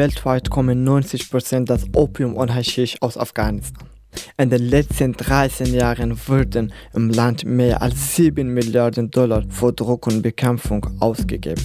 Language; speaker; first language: German; non-native, fluent; Persian